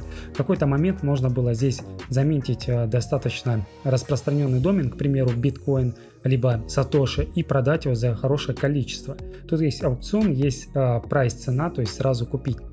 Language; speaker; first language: Russian; native; Russian